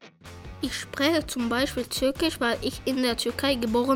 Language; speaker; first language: German; early bilingual, other home language; Turkish